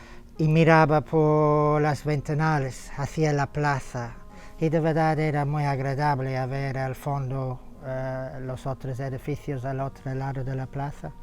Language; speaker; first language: Spanish; non-native, fluent; English